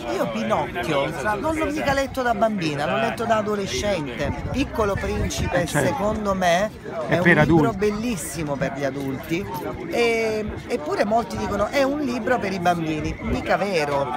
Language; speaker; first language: Italian; native; Italian